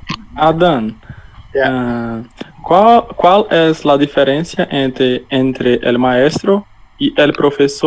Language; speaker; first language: Spanish; non-native, learner; Portuguese